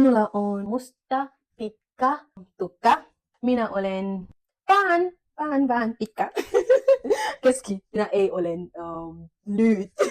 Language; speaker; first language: Finnish; non-native, learner; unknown